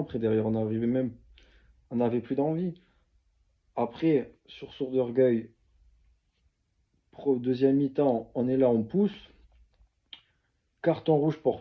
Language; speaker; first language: French; native; French